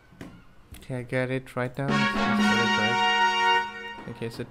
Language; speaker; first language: English; non-native, learner; Bangla